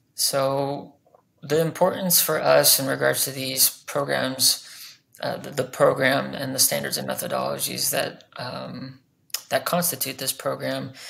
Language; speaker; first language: English; native; English